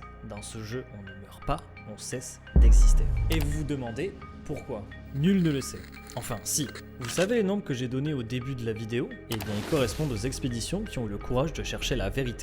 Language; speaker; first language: French; native; French